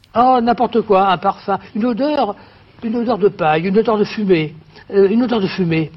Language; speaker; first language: French; early bilingual, other home language; Yiddish